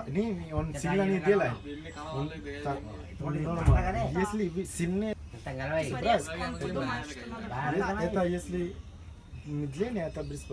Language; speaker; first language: Russian; non-native, learner; Sinhala